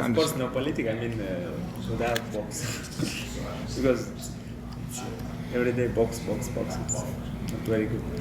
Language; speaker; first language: English; non-native, learner; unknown